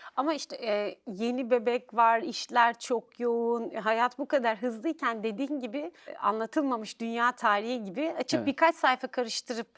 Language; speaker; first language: Turkish; native; Turkish